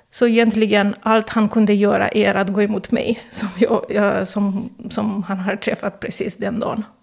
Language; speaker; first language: Swedish; non-native, fluent; Romanian